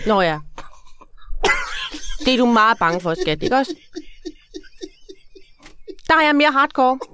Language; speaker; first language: Danish; native; Danish